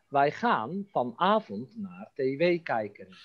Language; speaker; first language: Dutch; non-native, fluent; Turkish